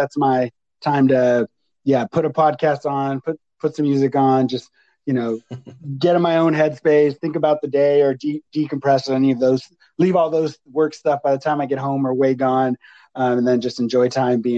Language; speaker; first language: English; native; English